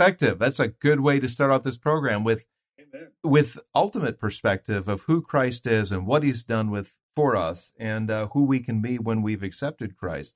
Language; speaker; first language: English; native; English